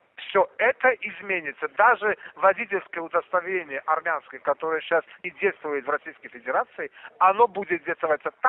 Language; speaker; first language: Russian; non-native, local second language; Armenian